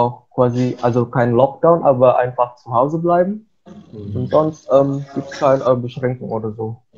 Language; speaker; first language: German; non-native, fluent; Indonesian